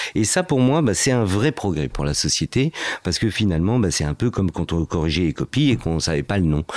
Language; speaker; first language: French; native; French